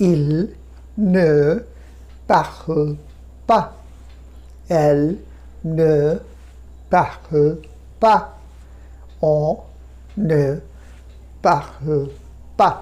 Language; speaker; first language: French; non-native, fluent; Bangla